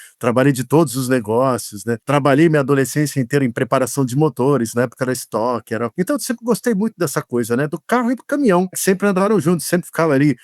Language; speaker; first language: Portuguese; native; Portuguese